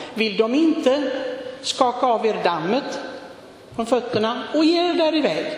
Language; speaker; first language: Swedish; non-native, fluent; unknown